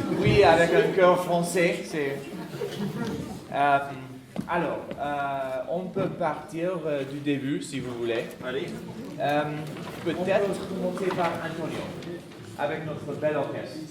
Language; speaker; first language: French; non-native, learner; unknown